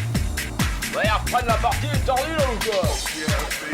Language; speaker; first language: French; native; French